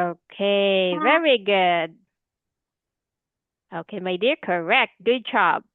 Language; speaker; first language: English; non-native, fluent; Filipino